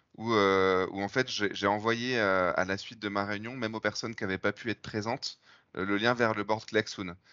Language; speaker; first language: French; native; French